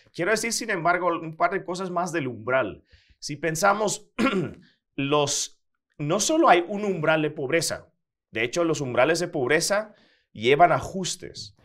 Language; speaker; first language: Spanish; non-native, fluent; Dutch